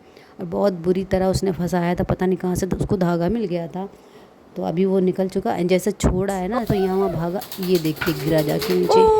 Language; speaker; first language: Hindi; native; Hindi